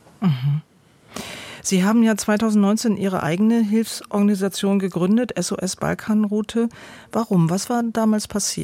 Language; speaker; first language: German; native; German